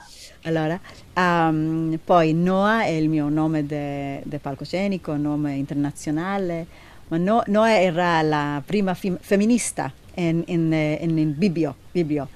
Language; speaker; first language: Italian; non-native, learner; Hebrew